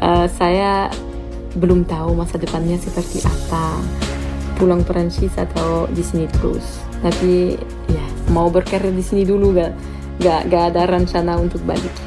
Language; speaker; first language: Indonesian; non-native, fluent; French